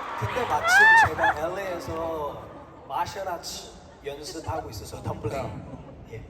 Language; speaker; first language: Korean; early bilingual, heritage; English